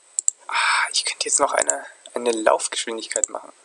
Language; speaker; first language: German; native; German